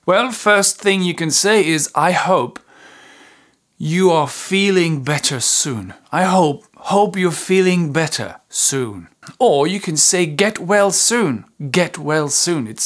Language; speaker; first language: English; non-native, fluent; French